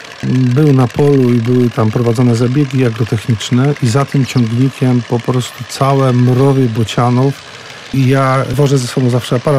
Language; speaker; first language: Polish; native; Polish